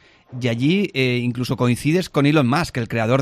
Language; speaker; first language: Spanish; native; Spanish